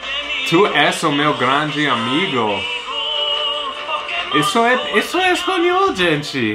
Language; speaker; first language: Portuguese; non-native, fluent; English